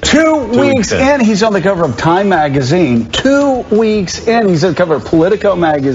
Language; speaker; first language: English; native; English